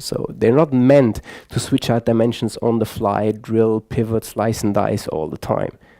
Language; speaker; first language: English; non-native, fluent; German